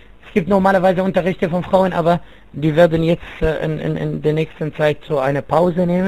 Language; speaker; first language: German; non-native, fluent; Arabic